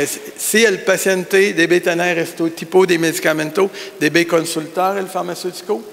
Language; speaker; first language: Spanish; non-native, learner; French